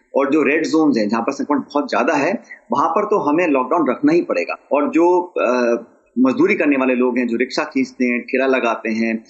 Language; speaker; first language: Hindi; native; Hindi